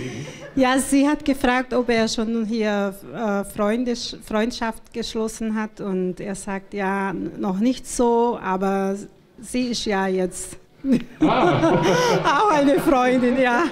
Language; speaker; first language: German; non-native, fluent; Portuguese